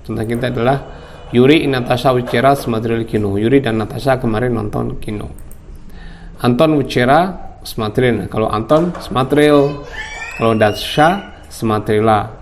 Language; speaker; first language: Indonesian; non-native, local second language; Javanese